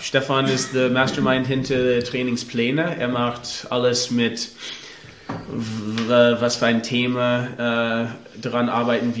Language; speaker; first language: German; non-native, learner; English